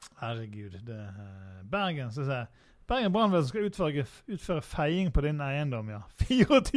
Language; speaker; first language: Norwegian; native; Norwegian